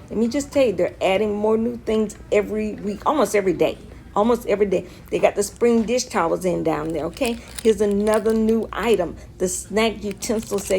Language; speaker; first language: English; native; English